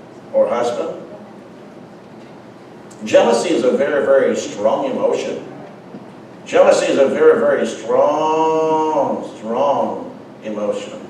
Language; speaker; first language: English; native; English